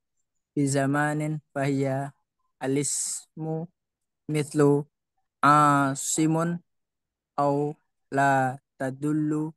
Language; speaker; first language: Arabic; non-native, learner; Indonesian